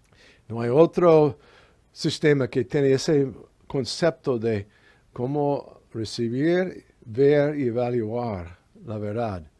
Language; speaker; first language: Spanish; non-native, fluent; English